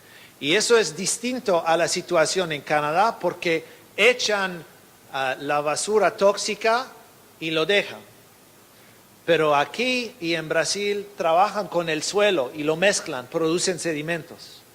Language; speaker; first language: Spanish; non-native, fluent; English